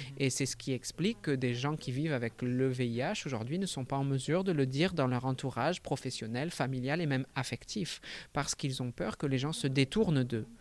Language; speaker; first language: French; native; French